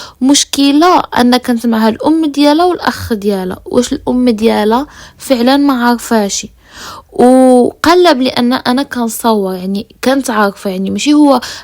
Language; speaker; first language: Arabic; native; Arabic